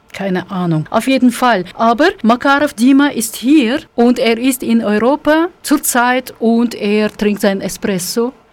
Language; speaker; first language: German; non-native, fluent; Russian